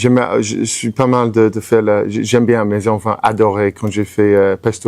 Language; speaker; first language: French; non-native, fluent; English